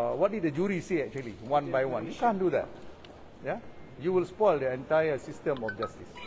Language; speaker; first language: English; non-native, local second language; Malay